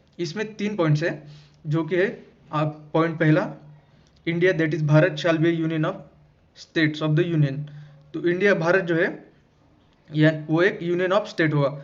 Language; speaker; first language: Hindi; non-native, local second language; Marathi